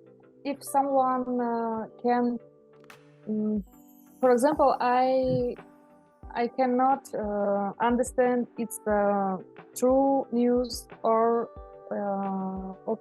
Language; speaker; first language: English; non-native, learner; Russian